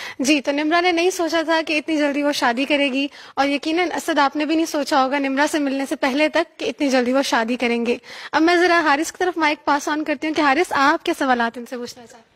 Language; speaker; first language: Urdu; native; Urdu